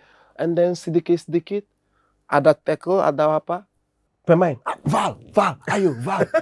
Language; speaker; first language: Indonesian; non-native, fluent; English